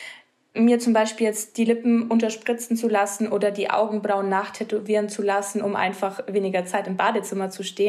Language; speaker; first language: German; native; German